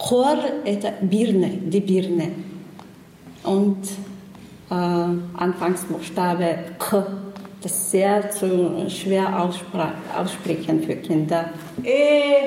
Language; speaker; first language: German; non-native, learner; Chechen